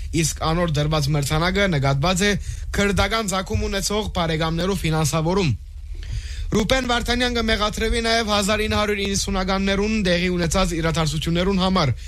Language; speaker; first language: Armenian; early bilingual, heritage; Armenian